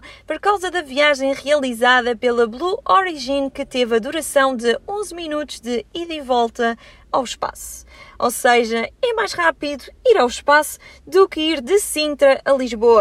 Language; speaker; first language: Portuguese; native; Portuguese